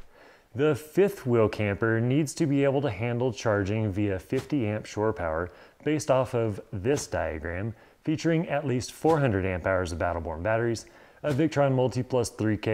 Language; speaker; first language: English; native; English